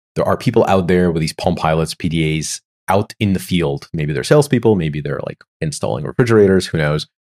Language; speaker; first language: English; non-native, fluent; Ukrainian